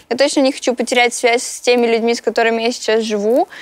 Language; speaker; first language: Russian; native; Russian